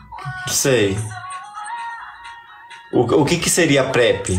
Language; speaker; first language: Portuguese; native; Portuguese